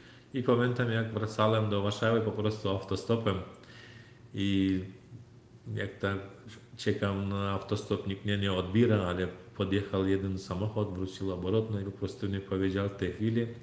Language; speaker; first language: Polish; non-native, learner; Turkmen